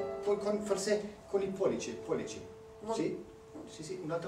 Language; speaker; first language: Italian; non-native, learner; German